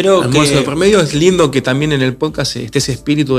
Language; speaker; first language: Spanish; native; Spanish